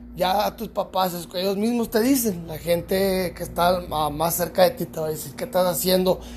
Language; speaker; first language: Spanish; early bilingual, heritage; Spanish